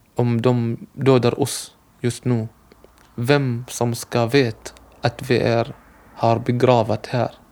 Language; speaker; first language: Swedish; non-native, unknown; Arabic